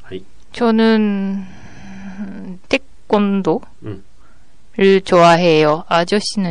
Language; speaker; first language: Korean; non-native, learner; Japanese